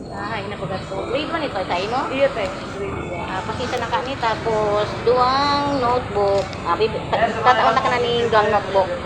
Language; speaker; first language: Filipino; non-native, local second language; Bikol